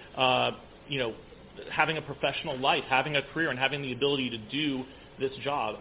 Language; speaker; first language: English; native; English